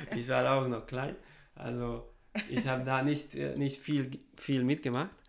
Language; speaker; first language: German; non-native, fluent; Hungarian